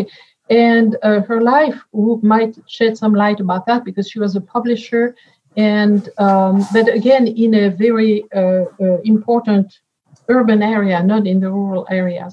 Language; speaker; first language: English; non-native, fluent; French